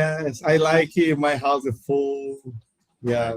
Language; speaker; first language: English; non-native, learner; Portuguese